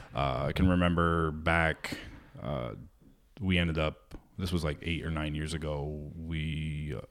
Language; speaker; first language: English; native; English